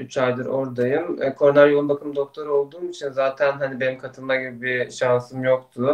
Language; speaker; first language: Turkish; native; Turkish